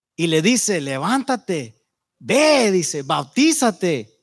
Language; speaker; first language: Spanish; native; Spanish